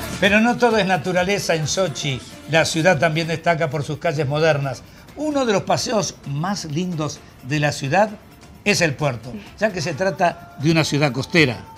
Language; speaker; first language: Spanish; native; Spanish